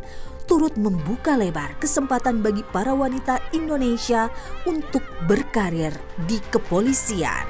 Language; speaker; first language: Indonesian; native; Indonesian